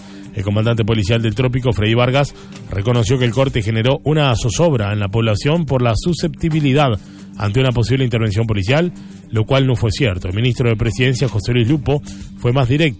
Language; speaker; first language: Spanish; native; Spanish